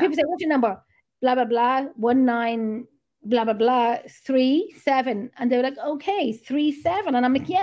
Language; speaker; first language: English; native; English